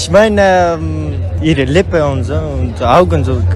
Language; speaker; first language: German; non-native, learner; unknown